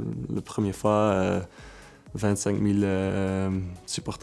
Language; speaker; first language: French; non-native, local second language; Dutch